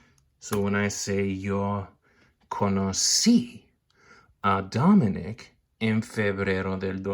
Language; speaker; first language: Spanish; non-native, fluent; English